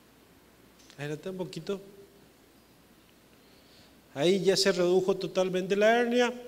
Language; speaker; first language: Spanish; native; Spanish